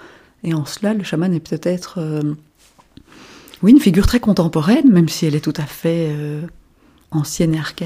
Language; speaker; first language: French; native; French